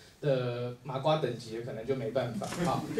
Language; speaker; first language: Chinese; native; Chinese